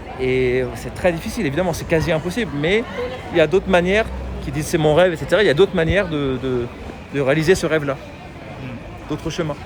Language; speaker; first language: French; native; French